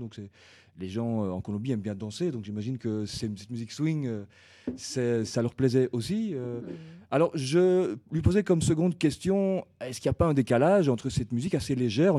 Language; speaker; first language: French; native; French